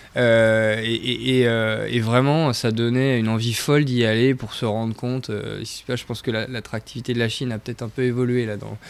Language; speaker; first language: French; native; French